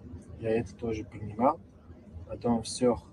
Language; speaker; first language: Russian; non-native, learner; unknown